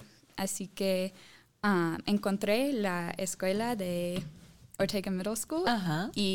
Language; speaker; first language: Spanish; non-native, fluent; English